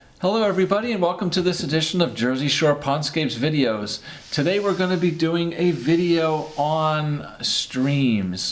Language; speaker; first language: English; native; English